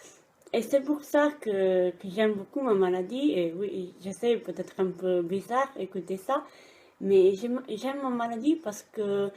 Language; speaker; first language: French; non-native, fluent; Italian